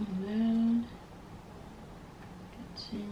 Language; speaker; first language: Korean; non-native, learner; French